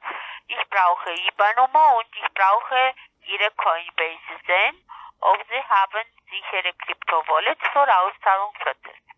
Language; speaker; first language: German; non-native, learner; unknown